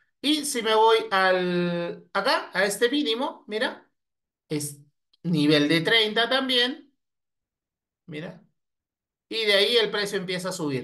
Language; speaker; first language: Spanish; native; Spanish